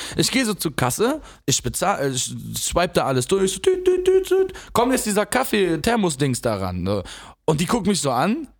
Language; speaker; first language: German; native; German